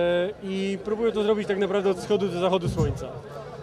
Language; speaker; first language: Polish; native; Polish